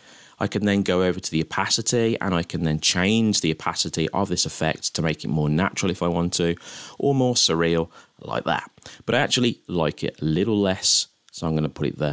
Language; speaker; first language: English; native; English